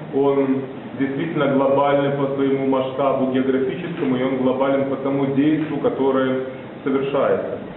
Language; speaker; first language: Russian; native; Russian